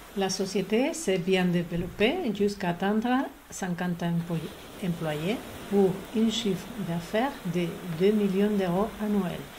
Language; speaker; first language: French; non-native, fluent; Spanish